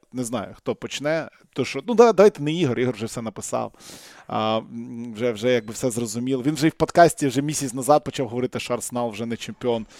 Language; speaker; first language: Ukrainian; non-native, local second language; Russian